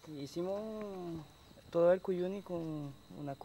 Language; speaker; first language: Spanish; non-native, fluent; French